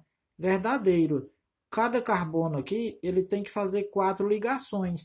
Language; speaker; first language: Portuguese; native; Portuguese